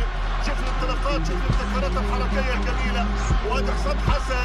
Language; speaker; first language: Arabic; native; Arabic